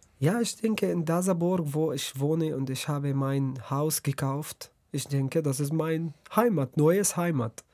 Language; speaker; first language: German; non-native, learner; Arabic